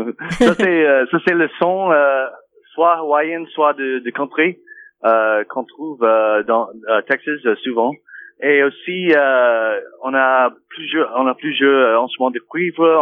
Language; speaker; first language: French; non-native, fluent; English